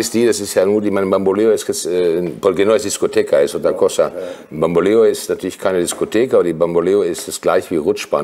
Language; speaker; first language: German; native; German